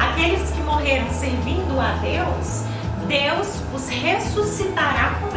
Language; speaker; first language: Portuguese; native; Portuguese